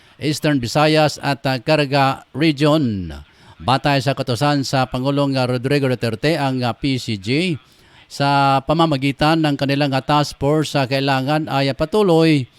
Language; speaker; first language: Filipino; non-native, local second language; Cebuano